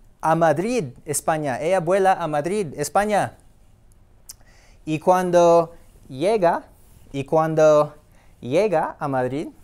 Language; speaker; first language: Spanish; non-native, fluent; English